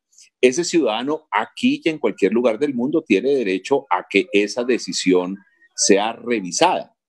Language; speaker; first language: Spanish; native; Spanish